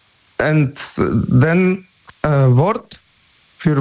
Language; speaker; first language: German; non-native, learner; Polish